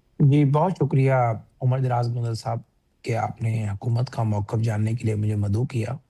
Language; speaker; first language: Urdu; non-native, local second language; Punjabi